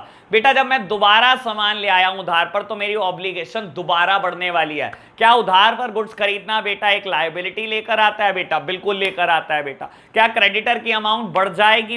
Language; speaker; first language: Hindi; native; Hindi